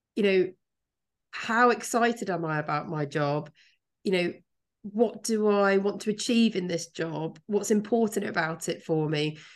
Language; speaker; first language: English; native; English